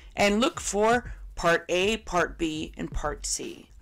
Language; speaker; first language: English; native; English